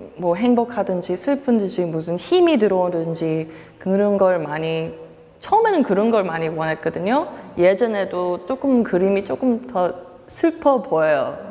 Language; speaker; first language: Korean; early bilingual, heritage; Korean